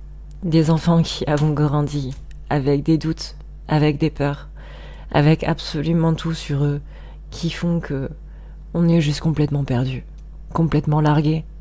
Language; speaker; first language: French; native; French